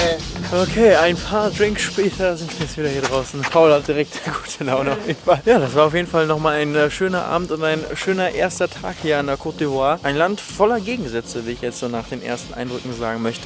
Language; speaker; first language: German; native; German